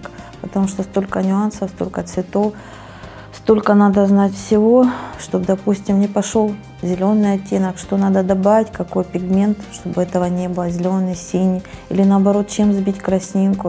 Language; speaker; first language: Russian; native; Russian